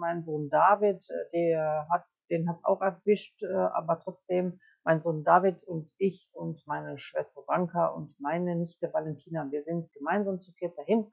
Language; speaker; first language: German; native; German